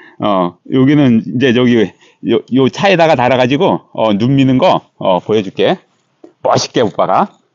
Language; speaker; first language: Korean; native; Korean